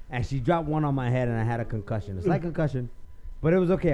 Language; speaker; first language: English; early bilingual, other home language; Spanish